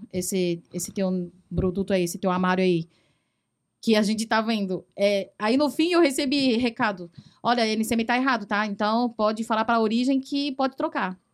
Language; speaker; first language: Portuguese; early bilingual, other home language; Chinese